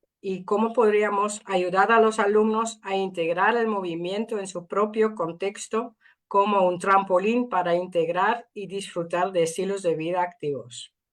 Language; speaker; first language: Spanish; non-native, fluent; Dutch